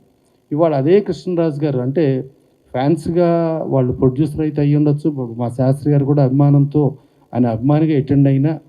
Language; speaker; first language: Telugu; native; Telugu